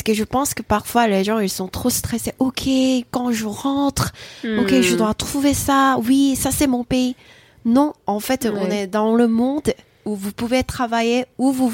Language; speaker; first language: French; non-native, fluent; Korean